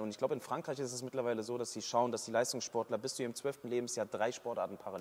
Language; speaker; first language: German; native; German